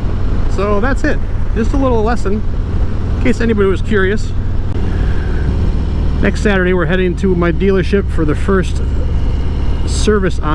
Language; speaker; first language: English; native; English